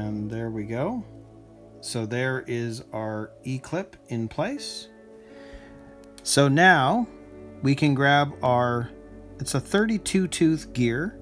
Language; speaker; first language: English; native; English